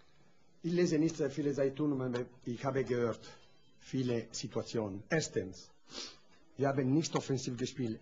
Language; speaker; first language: German; non-native, learner; Italian